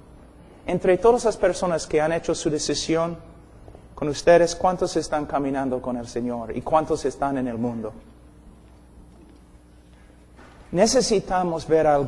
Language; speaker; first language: Spanish; non-native, fluent; English